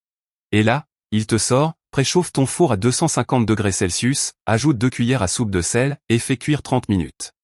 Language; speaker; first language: French; native; French